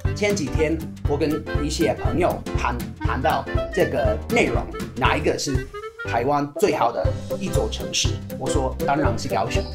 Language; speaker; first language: Chinese; non-native, fluent; English